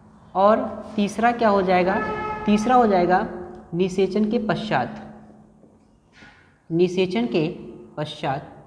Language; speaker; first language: Hindi; native; Hindi